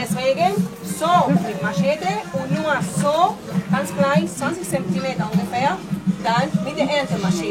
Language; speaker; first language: German; non-native, fluent; French